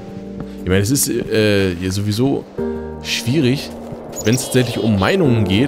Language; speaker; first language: German; native; German